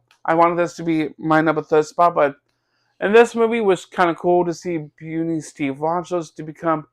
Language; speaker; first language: English; native; English